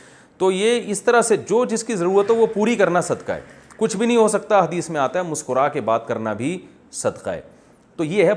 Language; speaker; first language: Urdu; native; Urdu